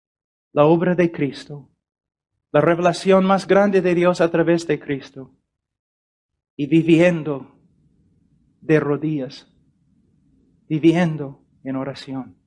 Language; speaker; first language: Spanish; non-native, fluent; English